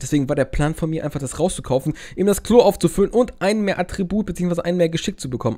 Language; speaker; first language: German; native; German